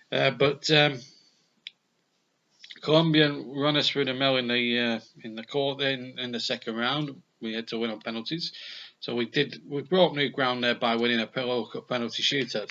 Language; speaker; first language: English; native; English